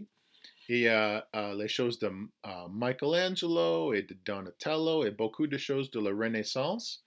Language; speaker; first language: French; non-native, fluent; English